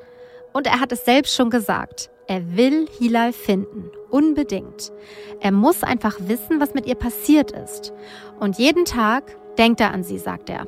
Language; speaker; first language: German; native; German